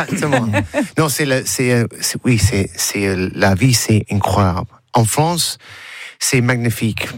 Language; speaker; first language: French; non-native, learner; English